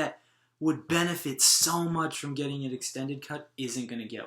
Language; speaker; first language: English; native; English